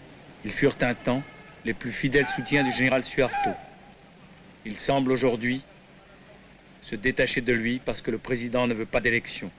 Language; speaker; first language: French; native; French